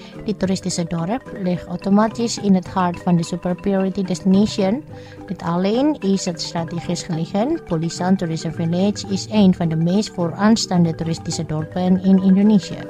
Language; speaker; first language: Dutch; non-native, local second language; Indonesian